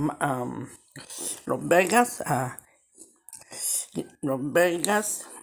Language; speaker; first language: Spanish; early bilingual, heritage; Spanish